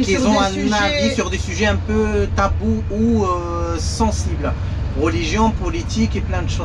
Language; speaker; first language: French; native; French